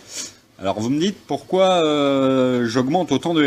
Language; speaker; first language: French; native; French